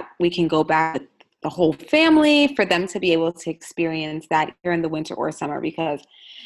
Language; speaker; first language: English; native; English